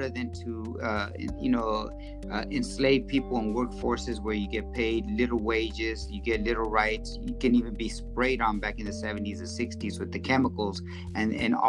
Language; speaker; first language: English; early bilingual, other home language; Spanish